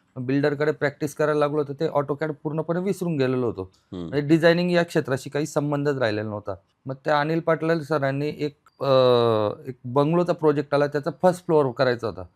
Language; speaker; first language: Marathi; native; Marathi